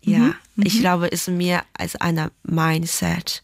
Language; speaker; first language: German; non-native, learner; Chinese